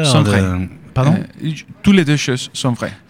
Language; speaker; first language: French; non-native, fluent; Spanish